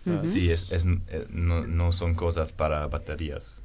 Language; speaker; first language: Spanish; non-native, learner; German